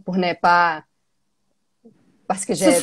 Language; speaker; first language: French; non-native, learner; Portuguese